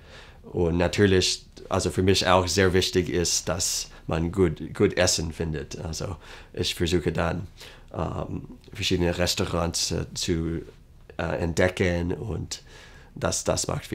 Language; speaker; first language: German; non-native, fluent; English